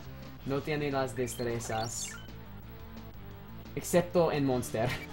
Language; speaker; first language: Spanish; non-native, learner; English